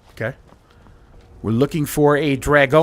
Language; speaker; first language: English; native; English